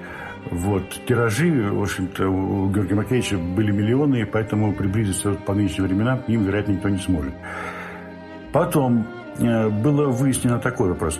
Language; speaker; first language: Russian; native; Russian